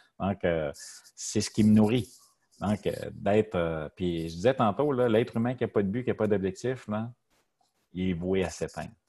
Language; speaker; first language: French; native; French